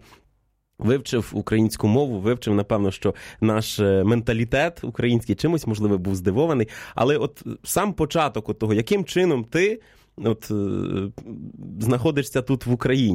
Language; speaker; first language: Ukrainian; native; Ukrainian